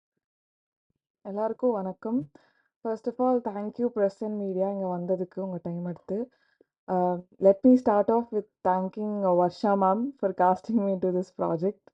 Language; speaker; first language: Tamil; non-native, learner; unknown